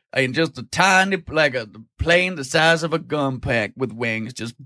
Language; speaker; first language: English; non-native, fluent; Danish